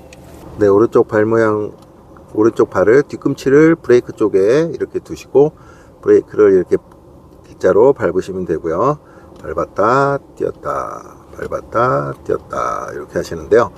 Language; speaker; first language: Korean; native; Korean